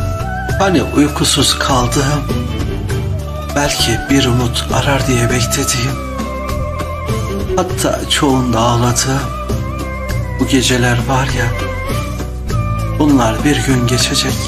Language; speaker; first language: Turkish; native; Turkish